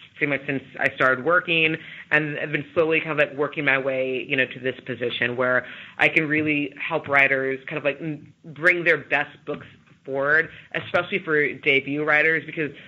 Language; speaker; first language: English; native; English